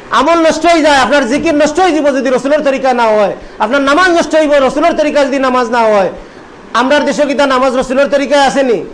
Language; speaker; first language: Bangla; native; Bangla